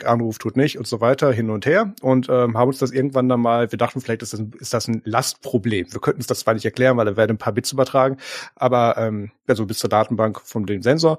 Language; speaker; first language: German; native; German